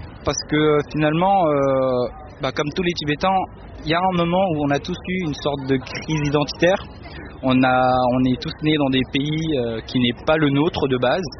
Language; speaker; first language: French; early bilingual, other home language; Tibetan